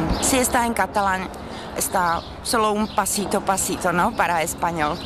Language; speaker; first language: Spanish; non-native, learner; Czech